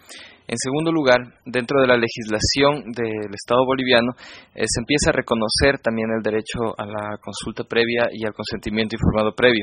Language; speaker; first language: Spanish; native; Spanish